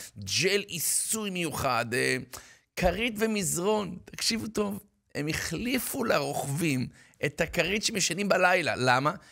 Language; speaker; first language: Hebrew; native; Hebrew